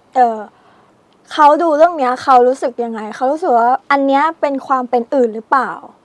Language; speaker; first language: Thai; native; Thai